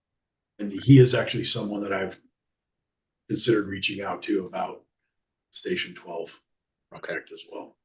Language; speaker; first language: English; native; English